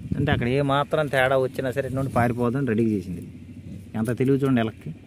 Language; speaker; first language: Telugu; non-native, local second language; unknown